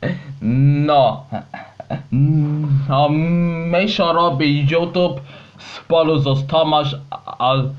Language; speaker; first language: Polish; non-native, learner; Slovak